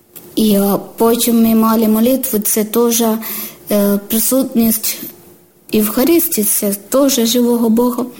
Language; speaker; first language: Ukrainian; non-native, learner; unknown